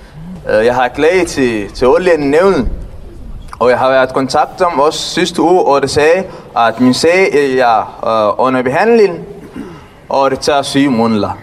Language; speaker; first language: Danish; non-native, learner; Tigrinya